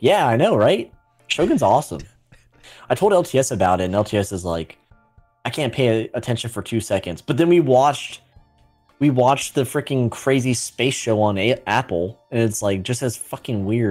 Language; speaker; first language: English; native; English